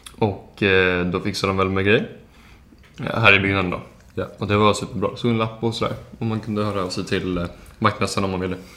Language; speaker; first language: Swedish; native; Swedish